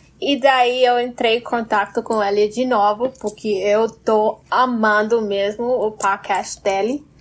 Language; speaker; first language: Portuguese; non-native, fluent; English